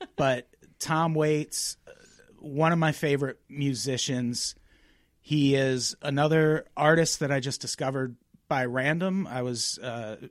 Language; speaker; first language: English; native; English